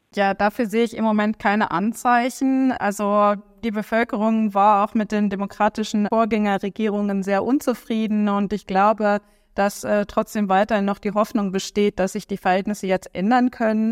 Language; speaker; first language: German; native; German